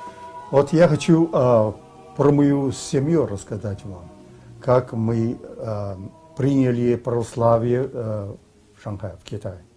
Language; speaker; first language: Russian; early bilingual, heritage; Russian